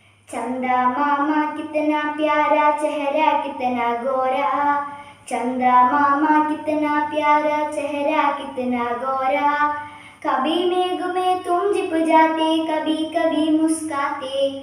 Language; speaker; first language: Hindi; non-native, local second language; Malayalam